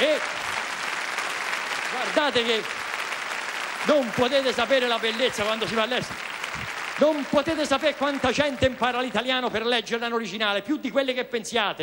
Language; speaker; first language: Italian; native; Italian